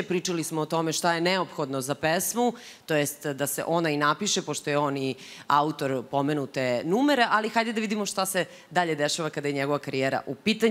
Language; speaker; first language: Serbian; native; Serbian